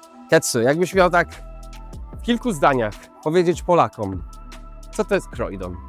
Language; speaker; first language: Polish; native; Polish